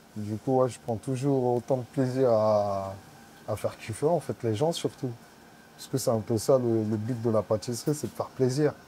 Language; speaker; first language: French; native; French